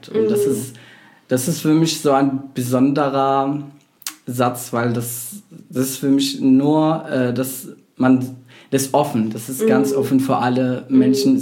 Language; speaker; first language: German; non-native, fluent; Arabic